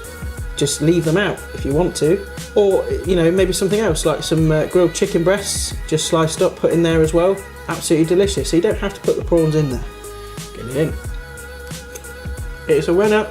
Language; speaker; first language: English; native; English